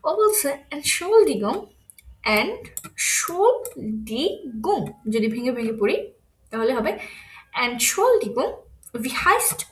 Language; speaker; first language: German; non-native, fluent; Bangla